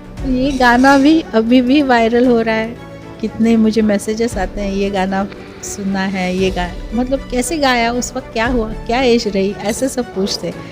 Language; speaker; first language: Hindi; non-native, local second language; Marathi